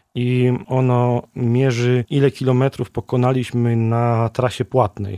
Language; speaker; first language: Polish; native; Polish